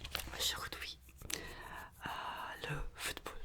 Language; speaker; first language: French; non-native, learner; Russian